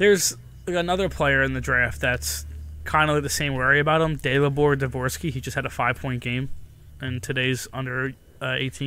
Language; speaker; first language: English; native; English